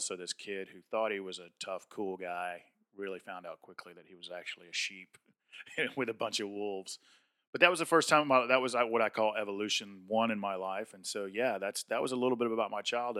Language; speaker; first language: English; native; English